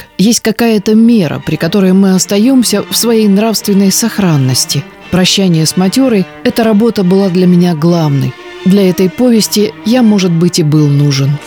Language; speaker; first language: Russian; native; Russian